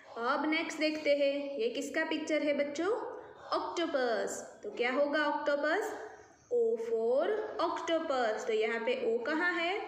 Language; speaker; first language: Hindi; non-native, local second language; Gujarati